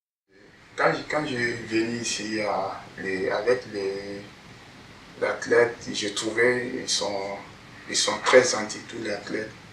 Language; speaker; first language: French; non-native, learner; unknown